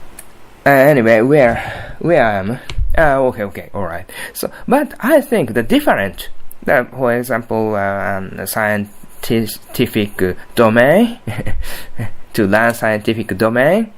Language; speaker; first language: English; non-native, learner; Japanese